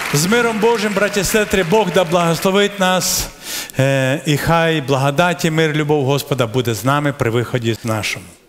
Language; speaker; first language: Ukrainian; non-native, local second language; Russian